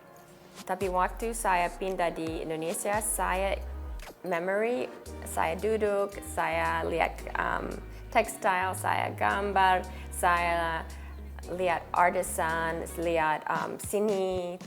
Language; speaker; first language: Indonesian; early bilingual, heritage; English